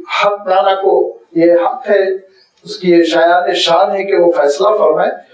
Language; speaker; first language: Urdu; native; Urdu